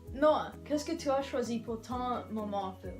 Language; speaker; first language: French; non-native, learner; English